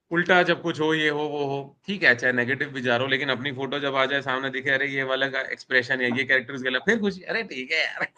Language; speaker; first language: Hindi; native; Hindi